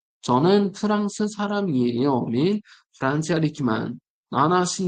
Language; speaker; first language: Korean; non-native, fluent; Uzbek